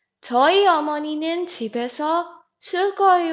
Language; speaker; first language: Korean; non-native, fluent; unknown